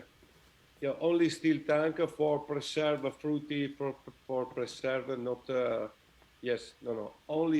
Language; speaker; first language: English; non-native, learner; Italian